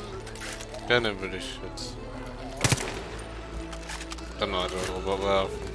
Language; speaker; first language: German; non-native, learner; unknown